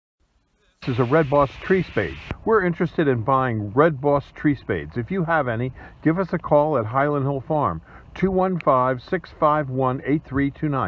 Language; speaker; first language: English; native; English